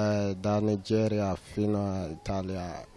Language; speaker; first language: Italian; non-native, learner; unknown